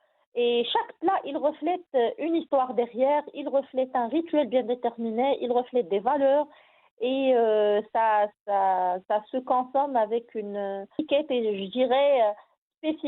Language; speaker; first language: French; non-native, local second language; Arabic